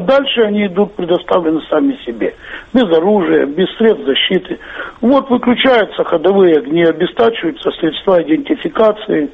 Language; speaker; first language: Russian; native; Russian